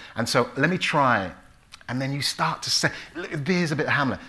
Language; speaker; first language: English; native; English